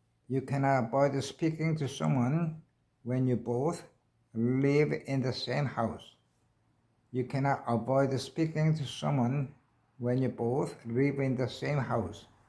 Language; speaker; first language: English; non-native, learner; Korean